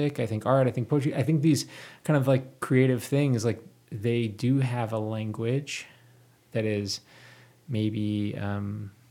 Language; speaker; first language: English; native; English